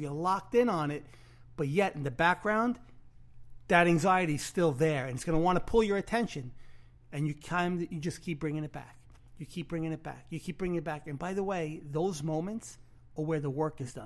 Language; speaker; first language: English; native; English